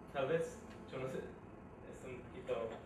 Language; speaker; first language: Spanish; non-native, learner; English